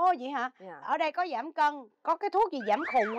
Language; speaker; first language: Vietnamese; native; Vietnamese